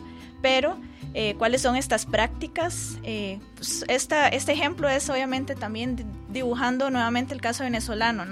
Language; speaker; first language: Spanish; native; Spanish